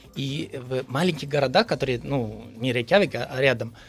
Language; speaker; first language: Russian; non-native, fluent; Icelandic